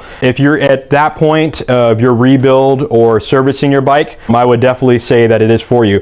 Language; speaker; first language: English; native; English